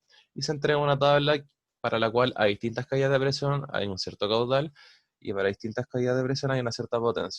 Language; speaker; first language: Spanish; native; Spanish